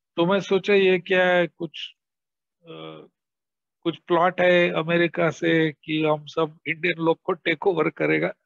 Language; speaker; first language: Hindi; non-native, local second language; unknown